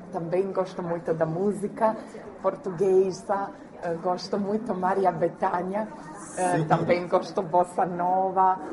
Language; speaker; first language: Portuguese; non-native, fluent; Croatian